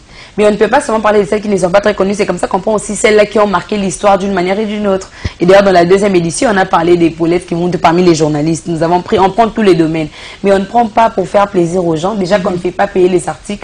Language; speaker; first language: French; non-native, local second language; Lingala